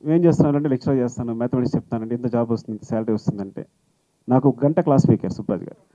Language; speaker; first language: Telugu; native; Telugu